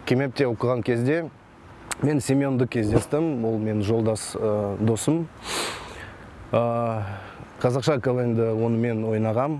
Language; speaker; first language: Kazakh; non-native, local second language; Russian